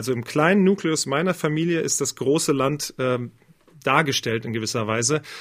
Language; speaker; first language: German; native; German